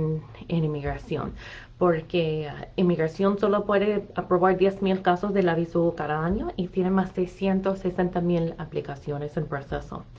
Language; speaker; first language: Spanish; non-native, fluent; English